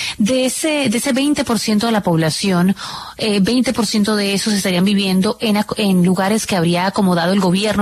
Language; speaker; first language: Spanish; native; Spanish